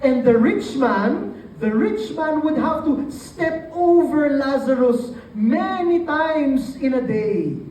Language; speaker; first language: English; non-native, local second language; Filipino